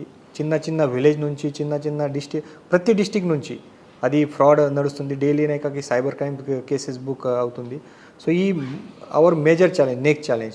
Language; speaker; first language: Telugu; non-native, learner; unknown